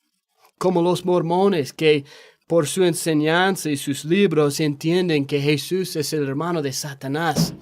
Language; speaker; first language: Spanish; non-native, fluent; English